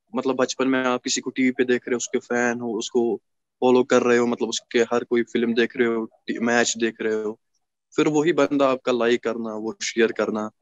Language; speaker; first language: Hindi; native; Hindi